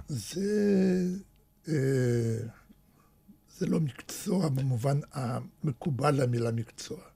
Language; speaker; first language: Hebrew; early bilingual, other home language; Russian